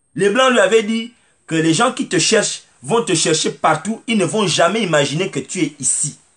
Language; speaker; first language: French; native; French